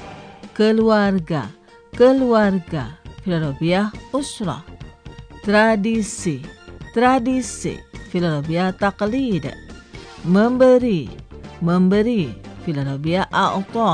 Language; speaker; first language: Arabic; non-native, fluent; Indonesian